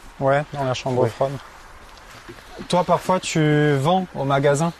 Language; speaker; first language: French; native; French